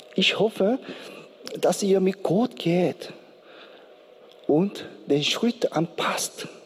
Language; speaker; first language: German; non-native, learner; Korean